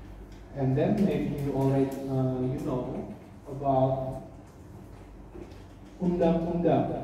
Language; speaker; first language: English; non-native, fluent; Indonesian